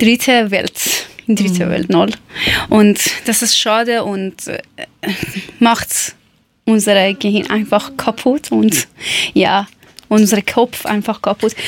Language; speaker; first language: German; non-native, learner; Persian